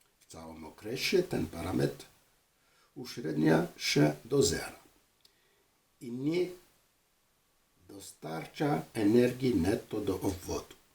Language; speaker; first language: Polish; non-native, learner; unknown